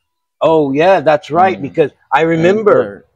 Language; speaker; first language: English; native; English